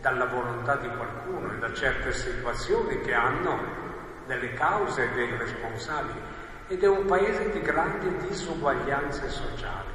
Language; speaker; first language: Italian; native; Italian